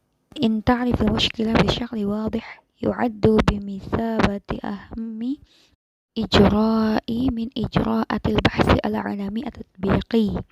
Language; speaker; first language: Arabic; non-native, learner; Indonesian